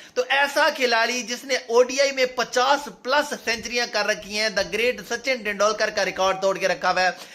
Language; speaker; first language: Urdu; native; Urdu